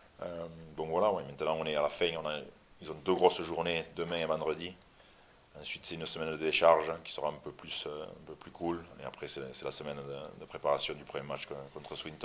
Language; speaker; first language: French; native; French